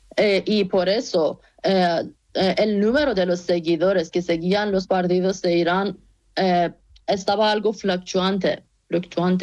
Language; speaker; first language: Spanish; non-native, fluent; Persian